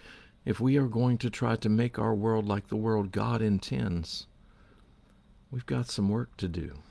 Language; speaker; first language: English; native; English